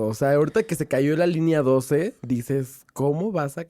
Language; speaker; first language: Spanish; native; Spanish